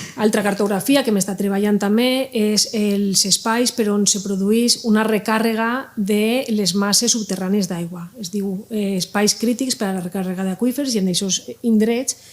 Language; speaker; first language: Catalan; native; Catalan